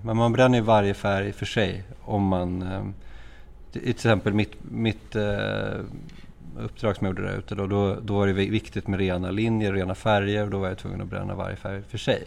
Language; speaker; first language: Swedish; native; Swedish